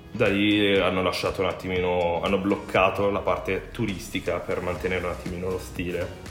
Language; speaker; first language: Italian; early bilingual, other home language; Romanian